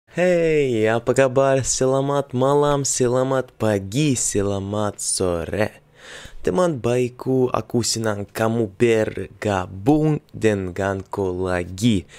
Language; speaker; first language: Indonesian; non-native, learner; Russian